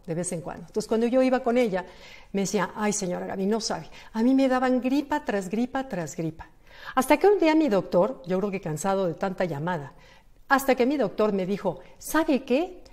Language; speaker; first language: Spanish; native; Spanish